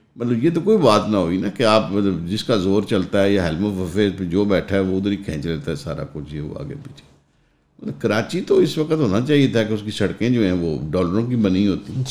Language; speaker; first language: Urdu; non-native, local second language; Punjabi